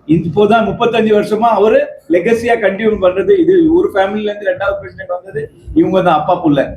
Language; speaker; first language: Tamil; non-native, local second language; Marwari